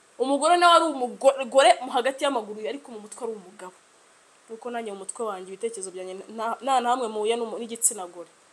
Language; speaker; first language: Kinyarwanda; native; Kinyarwanda